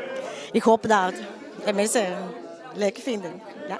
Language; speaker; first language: Dutch; non-native, learner; Spanish